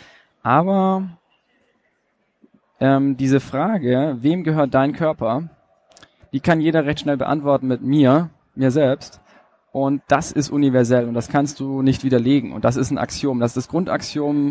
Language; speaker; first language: German; native; German